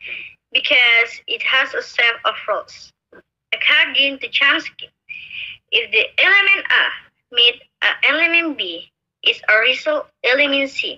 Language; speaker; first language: English; non-native, learner; Indonesian